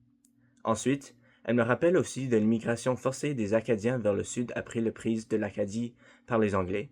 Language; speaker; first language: French; non-native, fluent; English